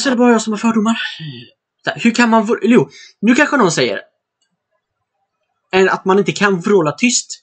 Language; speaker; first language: Swedish; native; Swedish